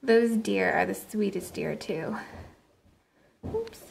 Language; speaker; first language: English; native; English